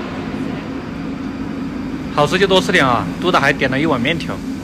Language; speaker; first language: Chinese; native; Chinese